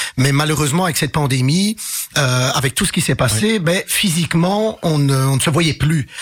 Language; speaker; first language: French; early bilingual, other home language; Arabic